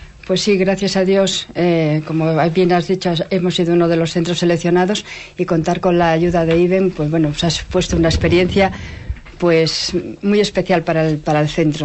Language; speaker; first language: Spanish; native; Spanish